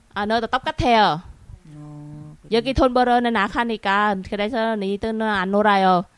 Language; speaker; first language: Korean; non-native, learner; Vietnamese